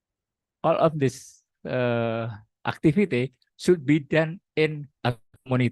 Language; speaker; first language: English; non-native, learner; Indonesian